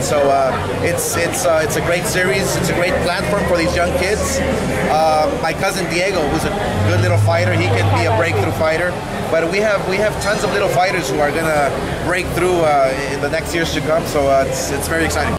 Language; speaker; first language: English; early bilingual, other home language; Spanish